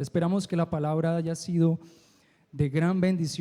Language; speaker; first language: Spanish; native; Spanish